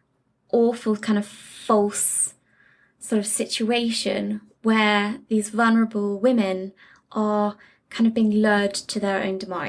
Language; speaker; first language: English; native; English